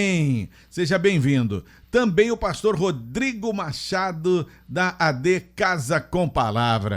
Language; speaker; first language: Portuguese; native; Portuguese